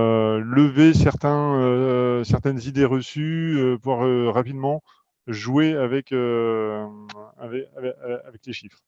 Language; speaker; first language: French; native; French